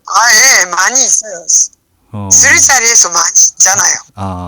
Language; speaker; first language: Korean; non-native, learner; Japanese